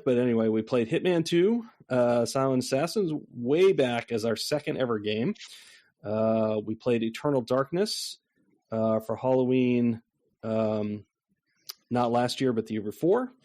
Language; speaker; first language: English; native; English